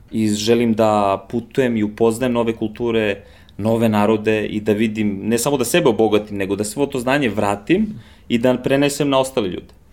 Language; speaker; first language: Serbian; early bilingual, heritage; Serbian